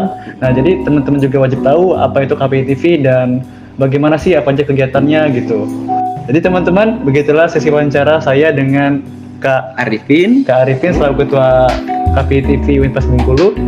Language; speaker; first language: Indonesian; native; Indonesian